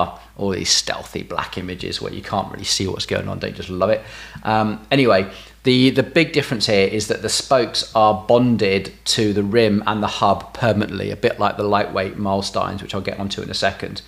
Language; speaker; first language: English; native; English